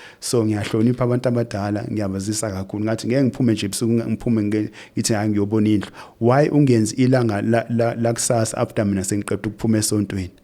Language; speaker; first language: Zulu; native; Zulu